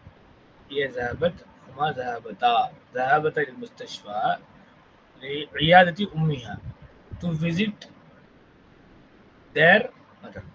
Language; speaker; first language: Arabic; non-native, fluent; Tamil